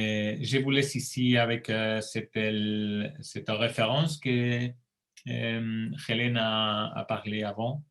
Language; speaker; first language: French; non-native, fluent; Spanish